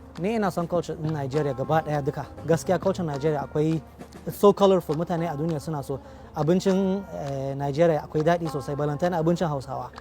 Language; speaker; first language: Hausa; non-native, local second language; Arabic